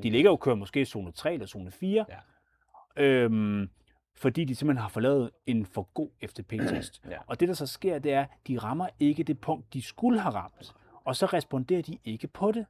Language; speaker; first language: Danish; native; Danish